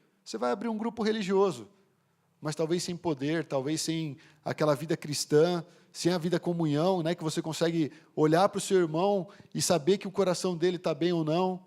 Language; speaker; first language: Portuguese; native; Portuguese